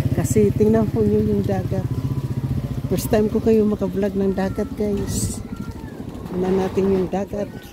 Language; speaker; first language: Filipino; non-native, local second language; Cebuano